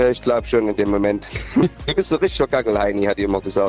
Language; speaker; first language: German; native; German